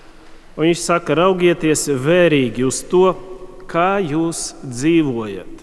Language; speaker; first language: Latvian; non-native, fluent; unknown